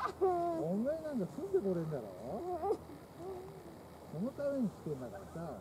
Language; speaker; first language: Japanese; native; Japanese